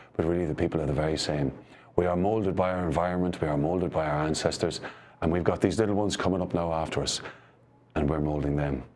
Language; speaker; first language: English; native; English